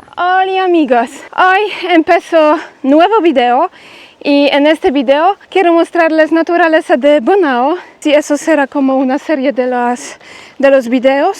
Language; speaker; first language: Spanish; non-native, learner; Polish